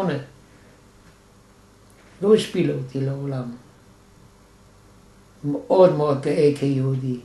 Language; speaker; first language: Hebrew; non-native, fluent; German